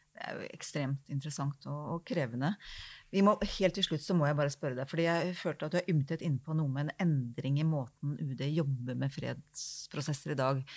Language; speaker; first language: Norwegian; native; Norwegian